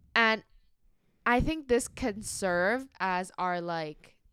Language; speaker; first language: English; non-native, local second language; Cantonese